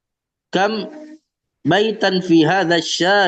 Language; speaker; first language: Arabic; non-native, learner; Indonesian